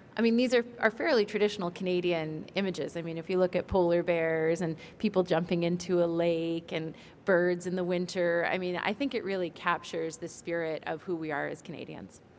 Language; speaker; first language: English; native; English